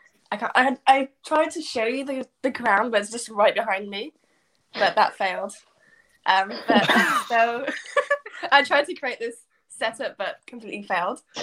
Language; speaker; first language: English; native; English